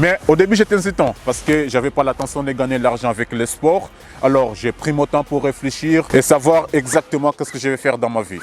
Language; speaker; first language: French; non-native, fluent; Portuguese